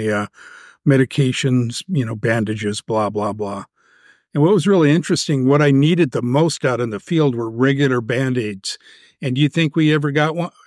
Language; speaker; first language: English; native; English